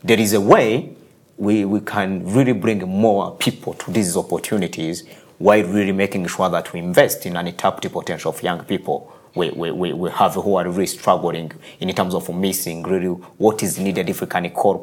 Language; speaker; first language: English; non-native, local second language; Kinyarwanda